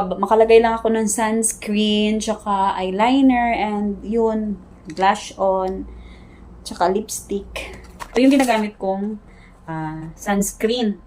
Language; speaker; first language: Filipino; native; Filipino